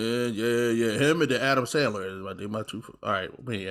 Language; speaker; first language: English; native; English